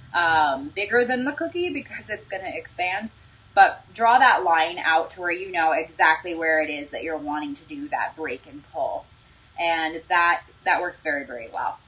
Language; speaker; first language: English; native; English